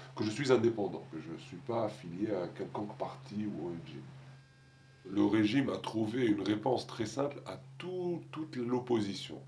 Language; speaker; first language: French; non-native, local second language; Arabic